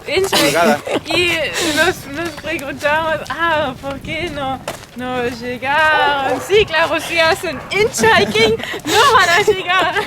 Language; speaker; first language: Spanish; non-native, learner; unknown